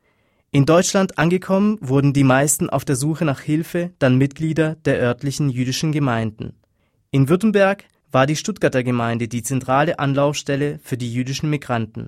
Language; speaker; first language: German; native; German